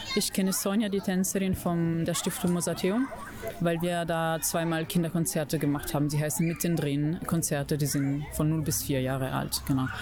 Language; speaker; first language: German; non-native, fluent; Italian